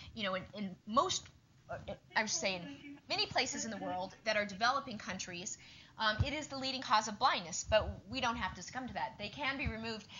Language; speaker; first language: English; native; English